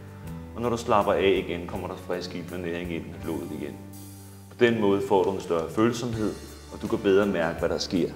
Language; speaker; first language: Danish; native; Danish